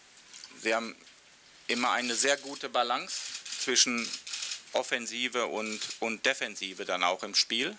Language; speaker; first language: German; native; German